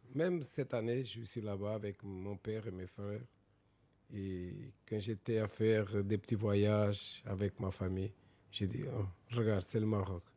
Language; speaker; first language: French; non-native, fluent; Portuguese